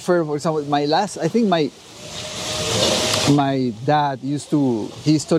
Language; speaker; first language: English; non-native, fluent; Spanish